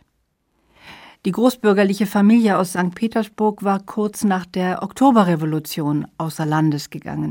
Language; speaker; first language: German; native; German